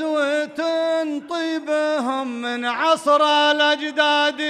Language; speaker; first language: Arabic; native; Arabic